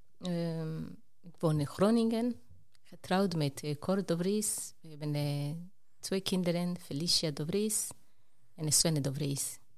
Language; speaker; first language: Dutch; non-native, fluent; Rundi